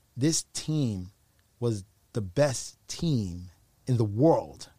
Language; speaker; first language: English; native; English